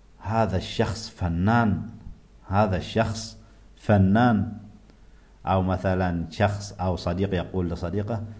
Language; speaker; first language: Arabic; native; Arabic